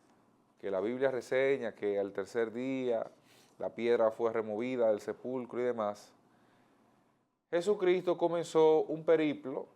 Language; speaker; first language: Spanish; native; Spanish